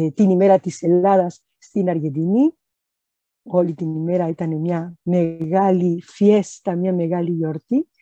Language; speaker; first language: Greek; early bilingual, other home language; Spanish